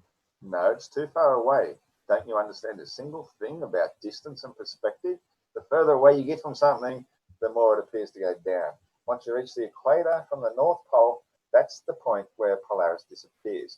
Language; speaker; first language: English; native; English